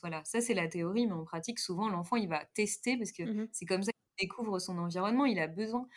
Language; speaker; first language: French; native; French